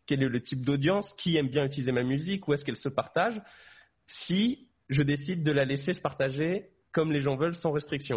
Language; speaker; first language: French; native; French